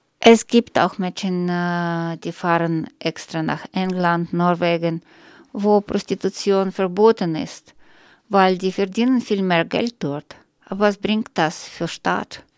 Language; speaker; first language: German; non-native, learner; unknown